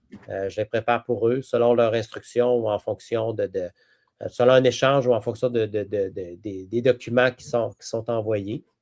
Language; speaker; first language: French; native; French